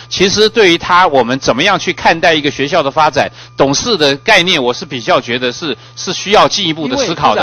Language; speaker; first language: Chinese; native; Chinese